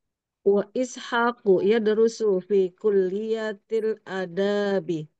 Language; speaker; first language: Arabic; non-native, learner; Indonesian